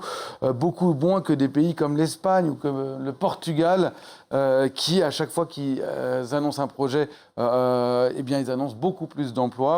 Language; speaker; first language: French; native; French